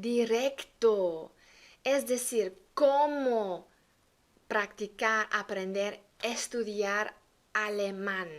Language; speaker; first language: Spanish; non-native, fluent; German